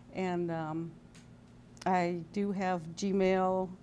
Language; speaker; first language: English; native; English